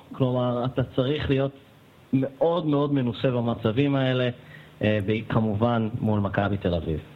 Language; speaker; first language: Hebrew; native; Hebrew